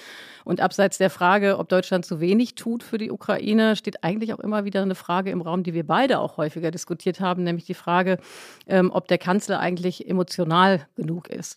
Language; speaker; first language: German; native; German